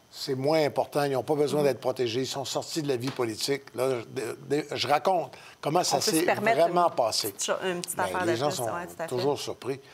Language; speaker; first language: French; native; French